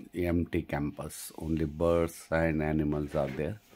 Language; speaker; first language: English; non-native, local second language; Marathi